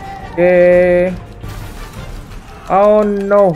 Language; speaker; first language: English; non-native, learner; Indonesian